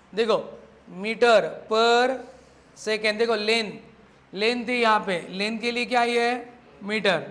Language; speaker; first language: Hindi; non-native, local second language; Marathi